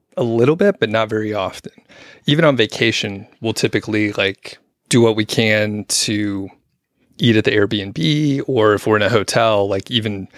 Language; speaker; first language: English; early bilingual, other home language; Filipino